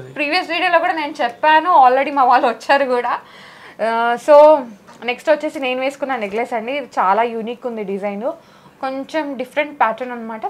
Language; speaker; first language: Telugu; native; Telugu